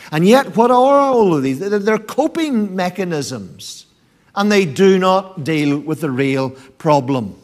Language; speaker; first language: English; native; English